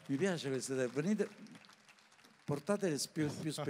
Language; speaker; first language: Italian; native; Italian